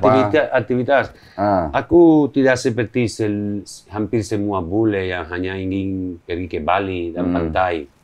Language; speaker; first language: Indonesian; non-native, learner; Spanish